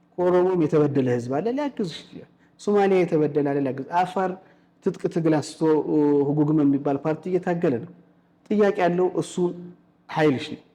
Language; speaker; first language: Amharic; native; Amharic